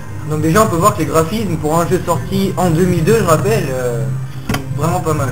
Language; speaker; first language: French; native; French